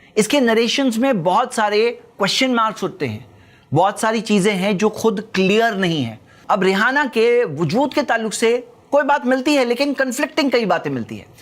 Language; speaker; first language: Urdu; native; Urdu